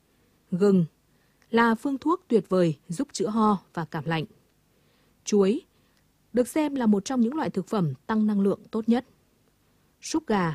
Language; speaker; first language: Vietnamese; native; Vietnamese